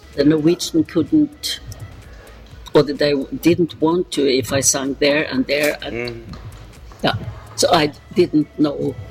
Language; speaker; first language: English; non-native, learner; Norwegian